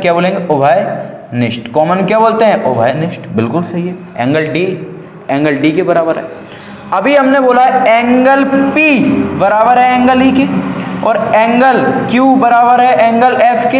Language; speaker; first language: Hindi; native; Hindi